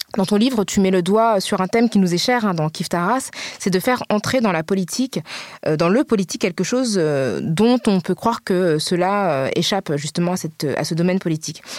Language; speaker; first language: French; early bilingual, other home language; Wolof